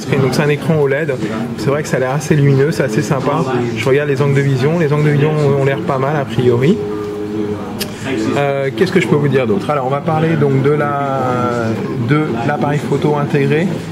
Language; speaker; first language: French; native; French